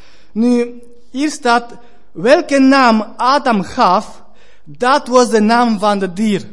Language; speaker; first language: Dutch; non-native, fluent; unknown